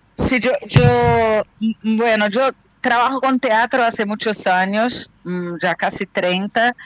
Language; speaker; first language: Spanish; non-native, fluent; Portuguese